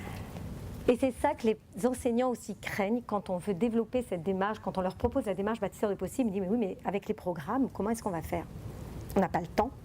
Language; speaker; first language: French; native; French